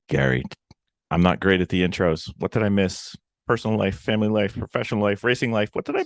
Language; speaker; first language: English; native; English